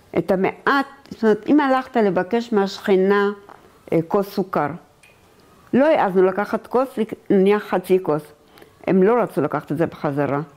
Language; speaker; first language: Hebrew; native; Hebrew